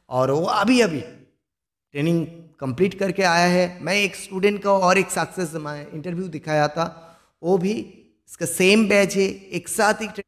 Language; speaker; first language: Hindi; non-native, local second language; Bangla